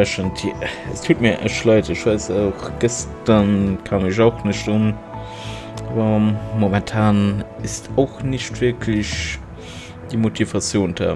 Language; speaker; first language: German; non-native, local second language; Luxembourgish